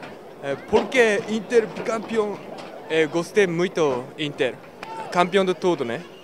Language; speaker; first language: Portuguese; non-native, learner; Japanese